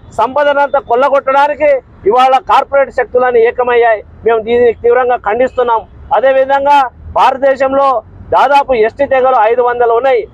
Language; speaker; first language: Telugu; non-native, local second language; Lambadi